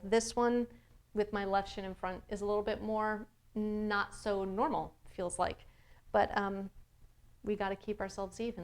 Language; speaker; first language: English; native; English